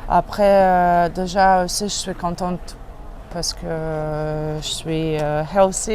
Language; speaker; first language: French; non-native, fluent; Russian